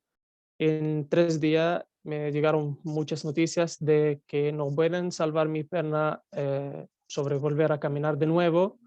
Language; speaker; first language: Spanish; non-native, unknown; Arabic